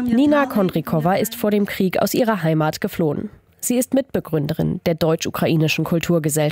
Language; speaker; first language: German; native; German